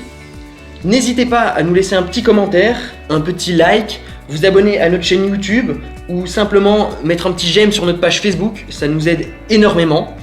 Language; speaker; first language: French; native; French